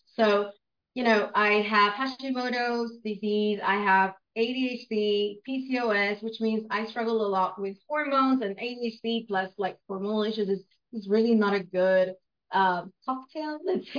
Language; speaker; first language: English; non-native, fluent; Spanish